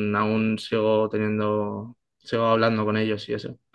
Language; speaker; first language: Spanish; native; Spanish